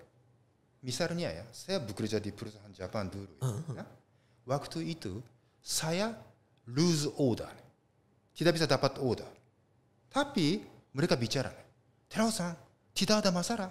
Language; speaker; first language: Indonesian; non-native, learner; Japanese